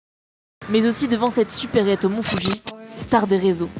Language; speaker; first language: French; native; French